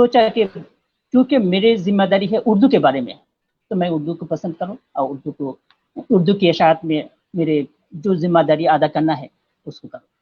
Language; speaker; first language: Hindi; non-native, fluent; Bangla